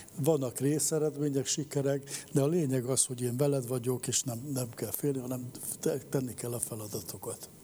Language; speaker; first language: Hungarian; native; Hungarian